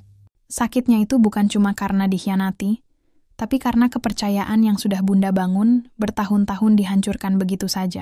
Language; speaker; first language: Indonesian; native; Indonesian